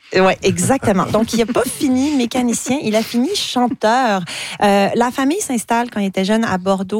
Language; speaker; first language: French; native; French